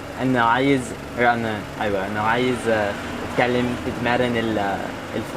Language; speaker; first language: Arabic; non-native, learner; English